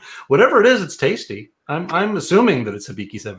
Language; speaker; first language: English; native; English